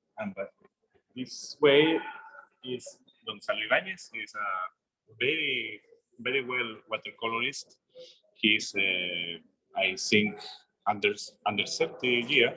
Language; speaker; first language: English; non-native, learner; Spanish